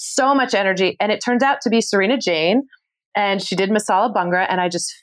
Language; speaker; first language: English; native; English